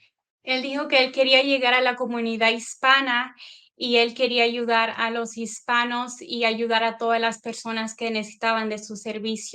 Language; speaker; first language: Spanish; early bilingual, heritage; Spanish